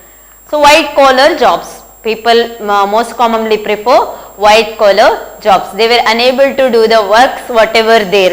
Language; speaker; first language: English; non-native, local second language; Kannada